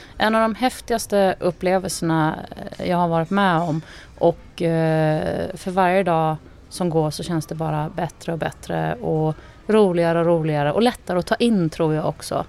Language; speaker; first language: Swedish; native; Swedish